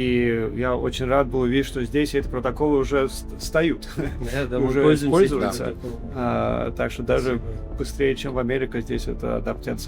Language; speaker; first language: Russian; early bilingual, heritage; English